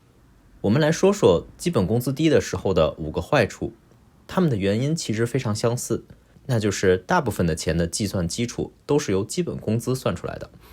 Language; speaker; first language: Chinese; native; Chinese